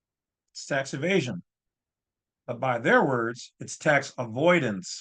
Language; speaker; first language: English; native; English